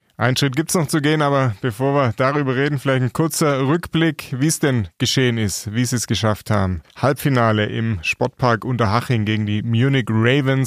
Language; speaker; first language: German; native; German